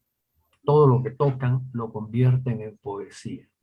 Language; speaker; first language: Spanish; native; Spanish